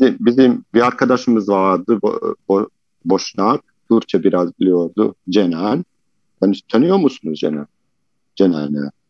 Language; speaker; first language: Turkish; non-native, fluent; Bosnian